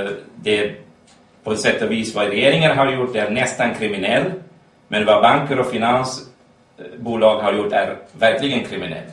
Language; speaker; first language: Swedish; non-native, fluent; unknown